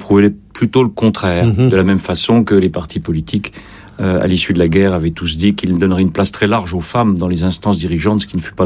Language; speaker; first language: French; native; French